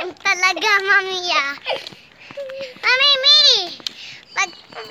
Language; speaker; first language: Filipino; early bilingual, heritage; Filipino